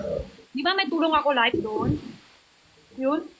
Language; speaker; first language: Filipino; non-native, learner; Chinese